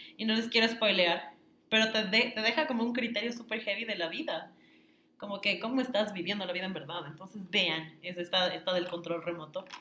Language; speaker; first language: Spanish; native; Spanish